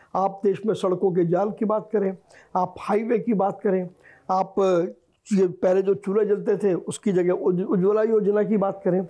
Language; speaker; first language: Hindi; native; Hindi